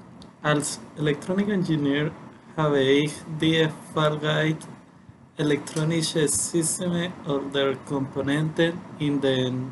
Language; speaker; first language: German; non-native, learner; Spanish